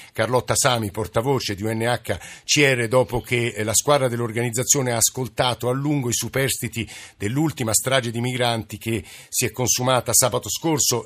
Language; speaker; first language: Italian; native; Italian